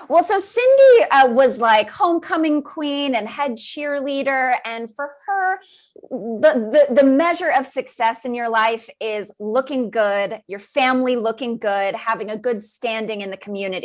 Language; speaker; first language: English; native; English